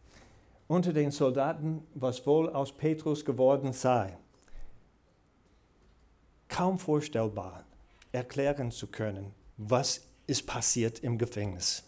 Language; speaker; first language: German; non-native, fluent; English